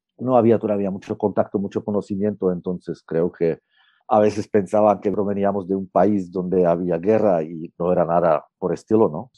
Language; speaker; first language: Spanish; non-native, fluent; Czech